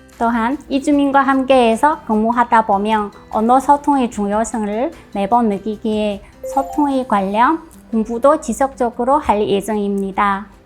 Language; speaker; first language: Korean; non-native, fluent; Chinese